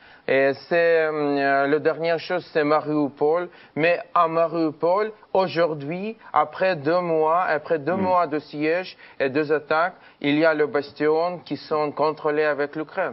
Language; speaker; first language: French; non-native, fluent; Ukrainian